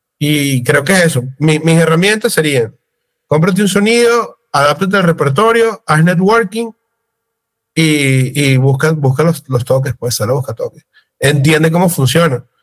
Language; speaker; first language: Spanish; native; Spanish